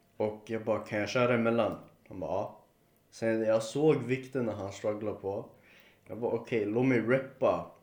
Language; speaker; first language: Swedish; early bilingual, other home language; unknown